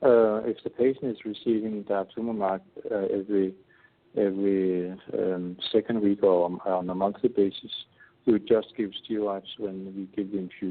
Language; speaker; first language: English; non-native, fluent; Danish